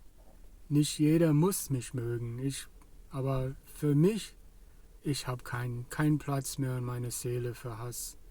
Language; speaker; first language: German; non-native, fluent; English